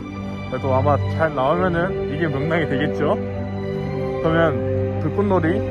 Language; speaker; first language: Korean; native; Korean